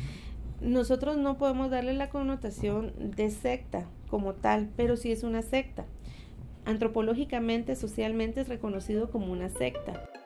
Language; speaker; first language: Spanish; native; Spanish